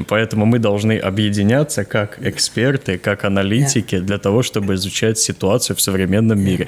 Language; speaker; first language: Russian; non-native, fluent; Indonesian